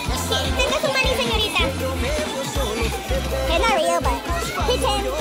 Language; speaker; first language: Spanish; early bilingual, heritage; English